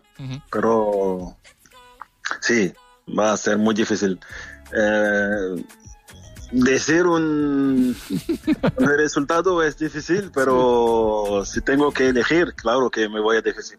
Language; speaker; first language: Spanish; non-native, fluent; French